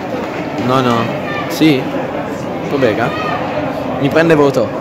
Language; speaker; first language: Italian; native; Italian